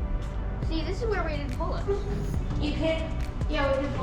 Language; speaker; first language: English; native; English